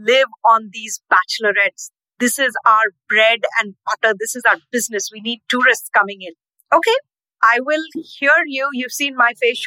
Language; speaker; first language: English; non-native, local second language; Hindi